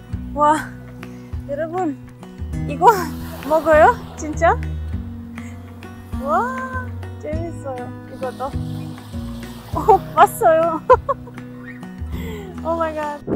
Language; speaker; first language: Korean; non-native, learner; Ukrainian